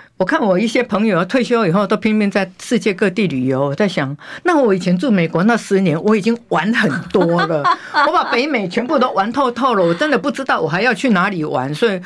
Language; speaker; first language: Chinese; native; Chinese